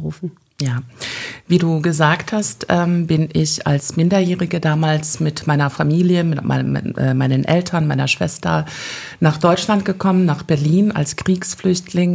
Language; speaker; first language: German; early bilingual, other home language; Bosnian